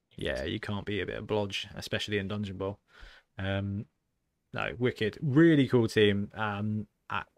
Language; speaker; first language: English; native; English